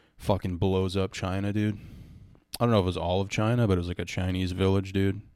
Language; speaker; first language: English; native; English